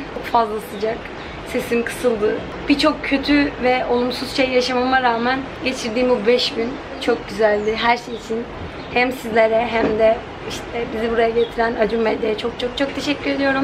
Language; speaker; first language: Turkish; native; Turkish